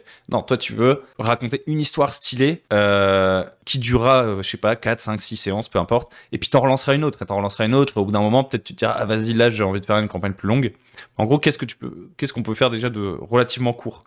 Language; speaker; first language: French; native; French